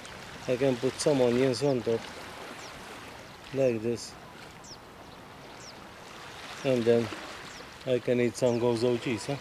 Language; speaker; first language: English; non-native, local second language; Maltese